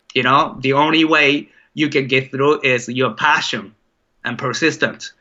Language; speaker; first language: English; non-native, fluent; Japanese